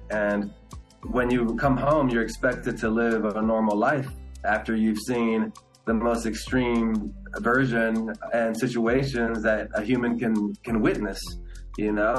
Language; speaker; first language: English; early bilingual, other home language; Spanish